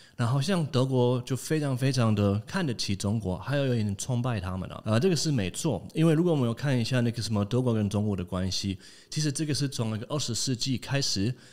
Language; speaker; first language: Chinese; non-native, fluent; German